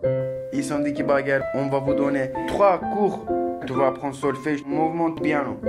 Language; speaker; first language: French; non-native, learner; Kurdish